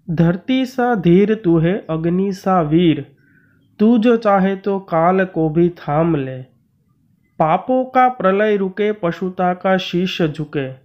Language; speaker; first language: Hindi; non-native, local second language; Gujarati